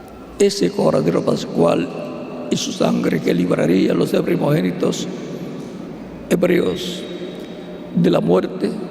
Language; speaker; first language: Spanish; native; Spanish